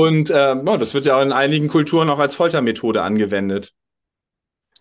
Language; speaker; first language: German; native; German